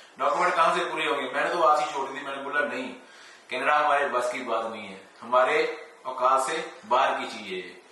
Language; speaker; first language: Hindi; non-native, local second language; Punjabi